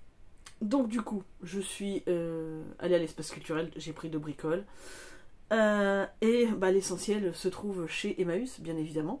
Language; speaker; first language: French; native; French